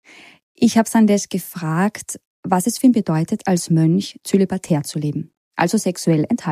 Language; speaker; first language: German; native; German